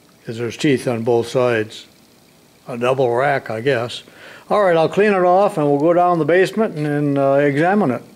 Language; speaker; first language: English; native; English